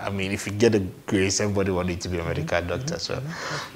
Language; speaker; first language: English; non-native, local second language; Akan